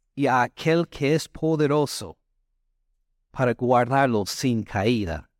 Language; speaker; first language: Spanish; non-native, fluent; English